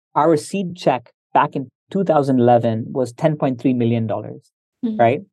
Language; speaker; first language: English; early bilingual, other home language; Hindi